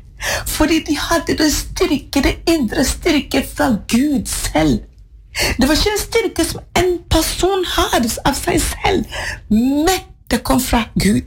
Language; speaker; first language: Norwegian; non-native, fluent; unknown